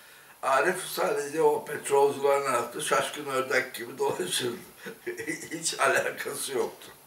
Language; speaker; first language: Turkish; native; Turkish